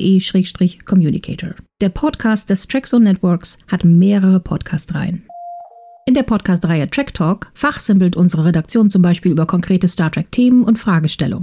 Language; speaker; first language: German; native; German